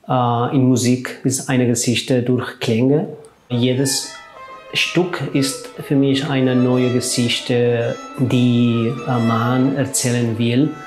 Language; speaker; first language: German; non-native, fluent; Catalan